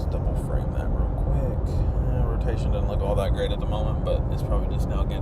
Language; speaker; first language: English; native; English